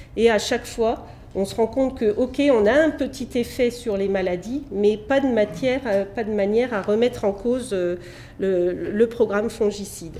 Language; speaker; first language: French; native; French